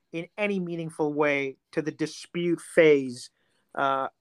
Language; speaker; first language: English; non-native, local second language; Hindi